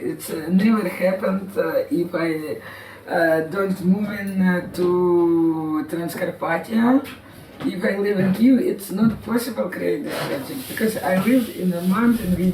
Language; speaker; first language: English; non-native, learner; Ukrainian